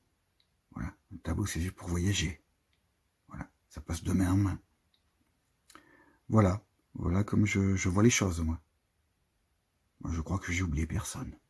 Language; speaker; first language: French; native; French